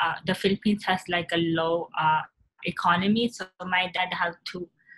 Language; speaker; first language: English; non-native, local second language; Filipino